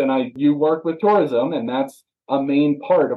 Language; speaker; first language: English; native; English